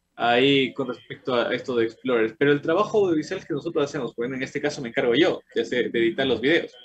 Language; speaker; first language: Spanish; native; Spanish